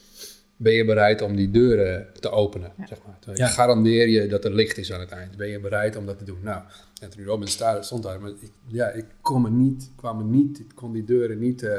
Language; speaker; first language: Dutch; native; Dutch